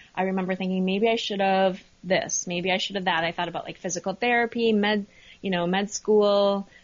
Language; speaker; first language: English; native; English